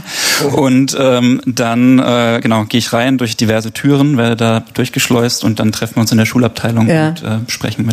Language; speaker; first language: German; native; German